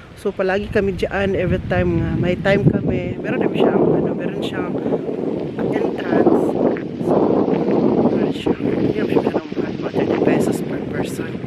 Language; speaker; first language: Filipino; non-native, local second language; Cebuano